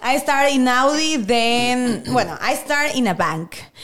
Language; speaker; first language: English; non-native, learner; Spanish